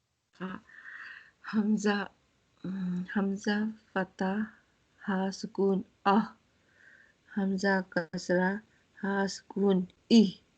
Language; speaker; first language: Arabic; non-native, learner; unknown